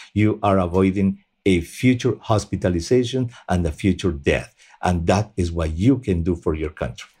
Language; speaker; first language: English; non-native, fluent; Spanish